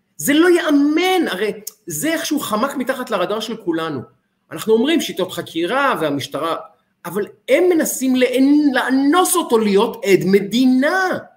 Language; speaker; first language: Hebrew; native; Hebrew